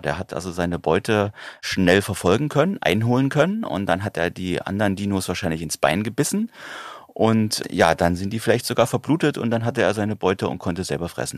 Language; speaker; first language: German; native; German